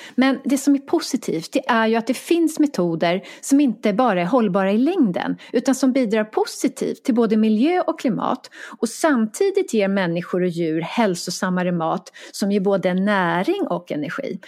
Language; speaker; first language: Swedish; native; Swedish